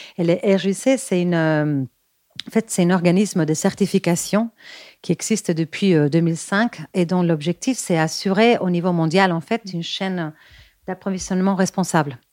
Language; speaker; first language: French; non-native, fluent; Spanish